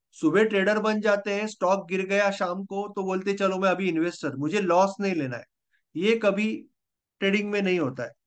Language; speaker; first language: Hindi; non-native, local second language; Marathi